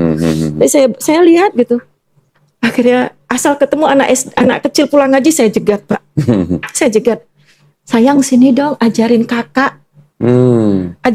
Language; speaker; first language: Indonesian; native; Indonesian